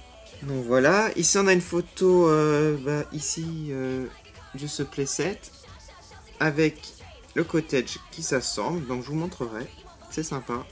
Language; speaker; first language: French; native; French